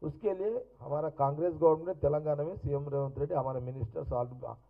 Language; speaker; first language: Hindi; non-native, local second language; Telugu